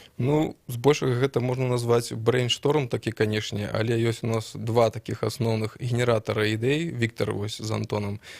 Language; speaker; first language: Belarusian; non-native, local second language; Russian